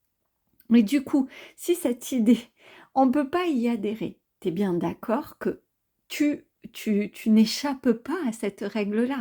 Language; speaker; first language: French; native; French